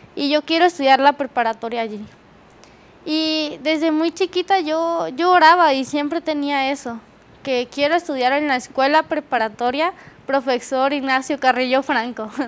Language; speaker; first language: Spanish; native; Spanish